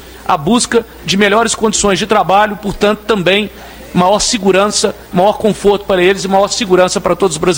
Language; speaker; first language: Portuguese; native; Portuguese